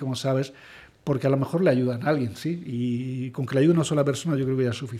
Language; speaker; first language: Spanish; native; Spanish